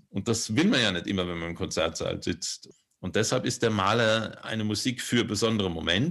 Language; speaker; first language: German; native; German